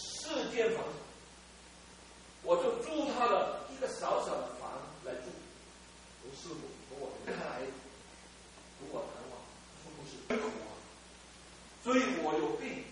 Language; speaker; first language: Chinese; early bilingual, heritage; Cantonese